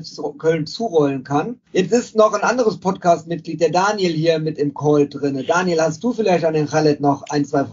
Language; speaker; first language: German; native; German